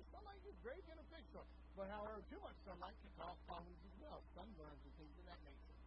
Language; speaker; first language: English; native; English